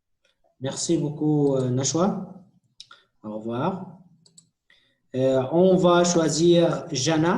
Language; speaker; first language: French; non-native, fluent; Arabic